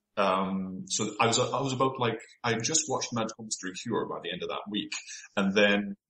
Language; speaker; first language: English; native; English